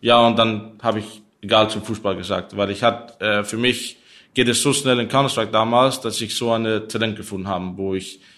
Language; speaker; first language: German; non-native, learner; Danish